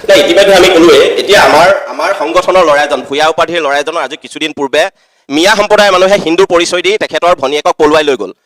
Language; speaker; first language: Assamese; native; Assamese